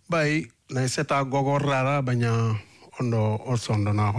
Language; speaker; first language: Basque; non-native, fluent; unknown